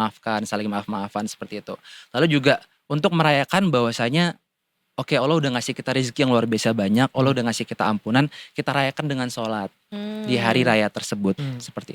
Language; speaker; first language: Indonesian; native; Indonesian